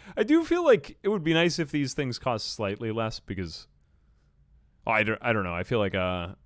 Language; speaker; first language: English; native; English